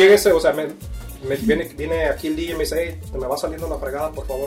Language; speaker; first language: Spanish; native; Spanish